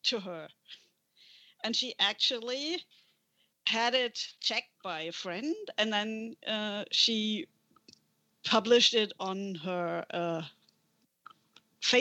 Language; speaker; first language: English; non-native, fluent; German